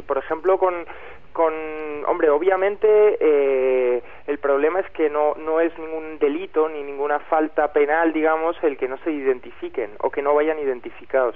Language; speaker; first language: Spanish; native; Spanish